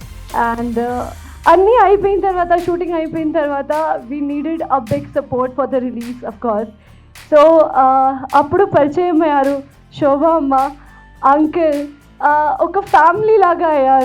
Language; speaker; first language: Telugu; non-native, fluent; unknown